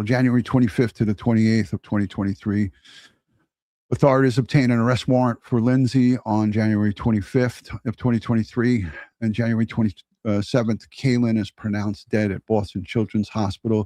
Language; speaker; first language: English; native; English